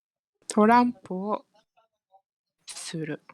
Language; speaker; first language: Japanese; non-native, fluent; Malay